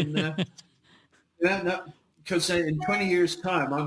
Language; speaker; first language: English; native; English